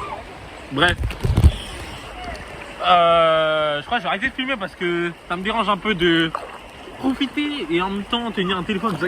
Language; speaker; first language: French; native; French